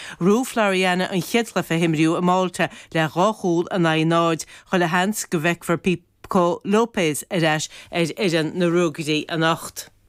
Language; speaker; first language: Irish; native; Irish